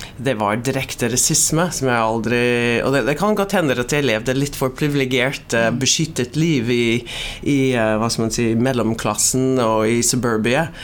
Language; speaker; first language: Norwegian; non-native, fluent; English